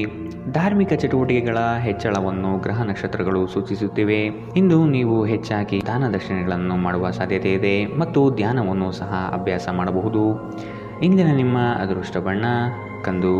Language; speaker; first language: Kannada; native; Kannada